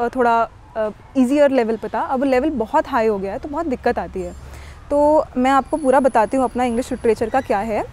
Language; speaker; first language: Hindi; native; Hindi